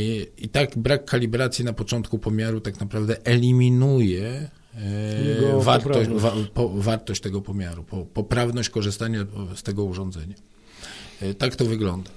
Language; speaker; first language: Polish; native; Polish